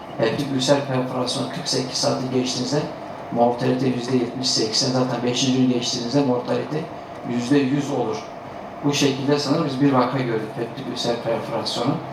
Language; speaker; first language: Turkish; native; Turkish